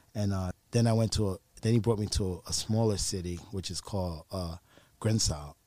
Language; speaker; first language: English; native; English